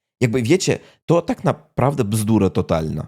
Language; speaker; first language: Polish; non-native, fluent; Russian